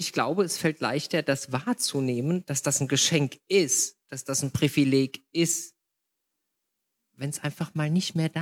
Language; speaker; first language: German; native; German